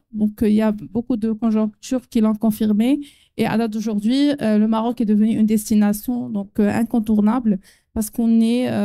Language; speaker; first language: French; non-native, local second language; Arabic